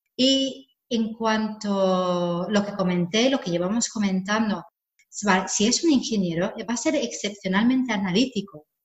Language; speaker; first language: Spanish; non-native, fluent; English